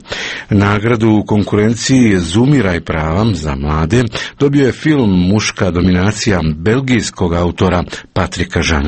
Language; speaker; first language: Croatian; native; Croatian